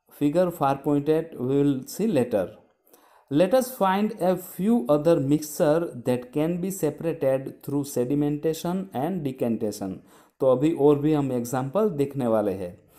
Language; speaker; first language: Hindi; non-native, local second language; Gujarati